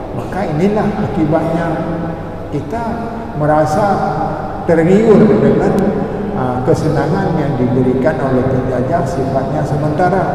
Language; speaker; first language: Malay; non-native, local second language; Achinese